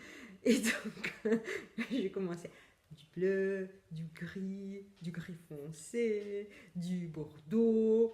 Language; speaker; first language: French; non-native, fluent; Italian